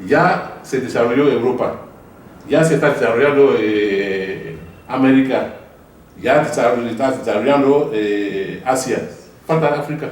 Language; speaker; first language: Spanish; non-native, fluent; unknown